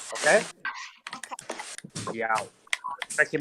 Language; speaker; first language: Welsh; native; Welsh